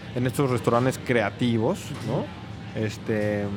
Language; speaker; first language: Spanish; native; Spanish